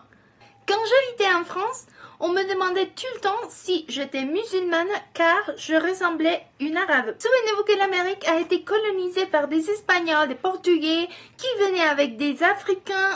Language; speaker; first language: French; non-native, fluent; Spanish